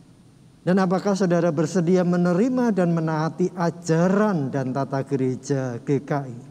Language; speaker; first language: Indonesian; native; Indonesian